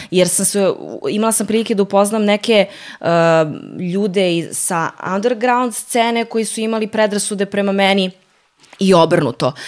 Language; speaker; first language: Serbian; early bilingual, heritage; Serbian